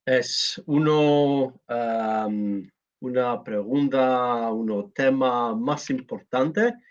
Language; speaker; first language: Spanish; non-native, learner; Greek